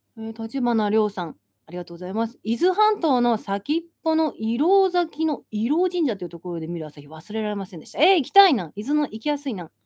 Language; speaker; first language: Japanese; native; Japanese